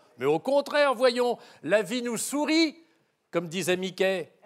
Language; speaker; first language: French; native; French